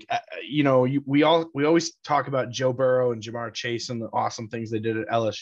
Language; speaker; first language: English; native; English